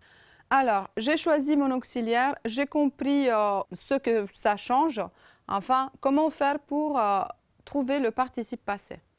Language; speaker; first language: French; non-native, fluent; Romanian